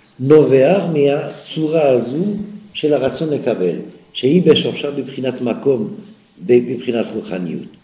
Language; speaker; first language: Hebrew; non-native, fluent; French